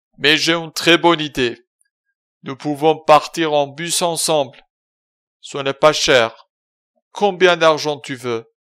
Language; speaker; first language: French; non-native, fluent; Persian